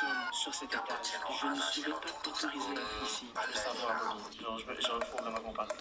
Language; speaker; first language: French; native; French